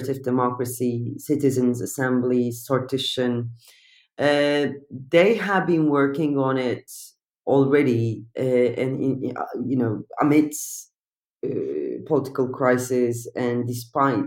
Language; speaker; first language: English; non-native, fluent; Turkish